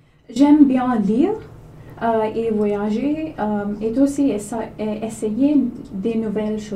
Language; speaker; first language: French; non-native, learner; Malayalam